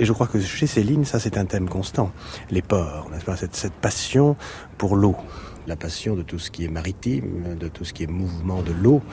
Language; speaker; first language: French; native; French